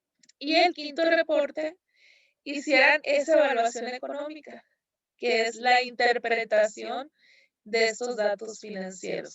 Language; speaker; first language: Spanish; native; Spanish